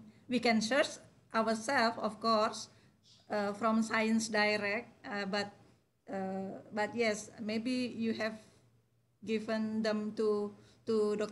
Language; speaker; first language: English; non-native, fluent; Indonesian